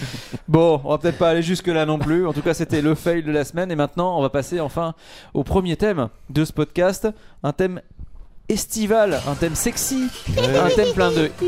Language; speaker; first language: French; native; French